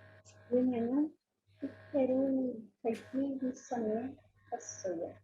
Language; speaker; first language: Korean; non-native, learner; Spanish